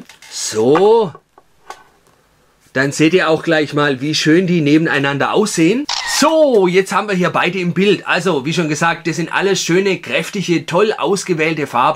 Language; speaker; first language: German; native; German